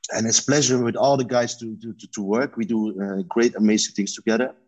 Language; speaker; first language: English; non-native, learner; Dutch